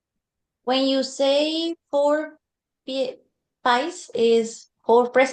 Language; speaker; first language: English; non-native, learner; Spanish